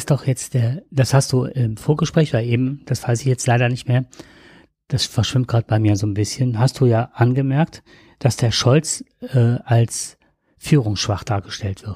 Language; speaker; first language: German; native; German